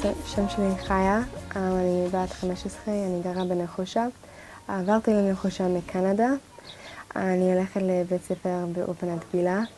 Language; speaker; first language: Hebrew; non-native, learner; English